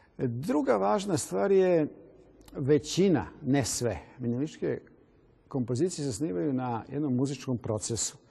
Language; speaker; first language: Serbian; native; Serbian